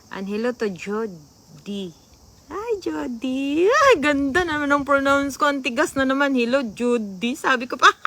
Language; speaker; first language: Filipino; non-native, local second language; Cebuano